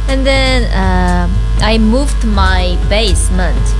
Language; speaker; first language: English; non-native, learner; Indonesian